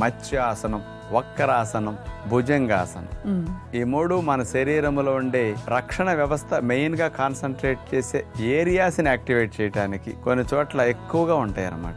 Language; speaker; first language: Telugu; native; Telugu